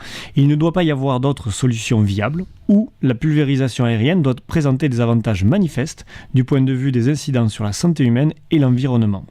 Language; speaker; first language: French; native; French